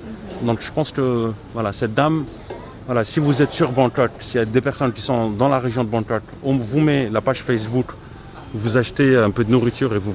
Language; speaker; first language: French; native; French